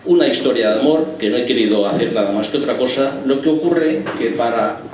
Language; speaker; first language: Spanish; native; Spanish